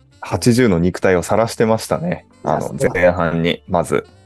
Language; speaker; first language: Japanese; native; Japanese